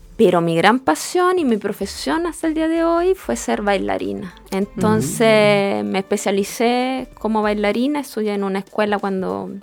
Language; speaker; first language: Spanish; non-native, fluent; Italian